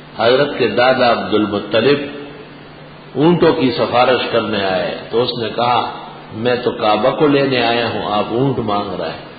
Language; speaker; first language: Urdu; non-native, local second language; Pashto